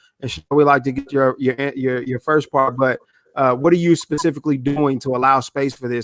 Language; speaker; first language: English; native; English